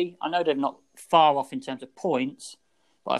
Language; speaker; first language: English; native; English